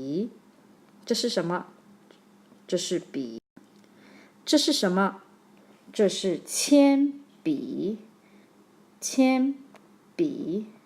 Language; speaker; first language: Chinese; non-native, fluent; English